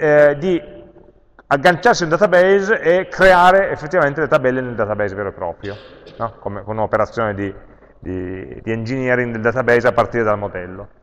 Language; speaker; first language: Italian; native; Italian